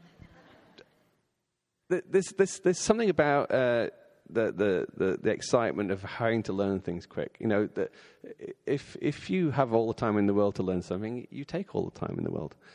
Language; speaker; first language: English; native; English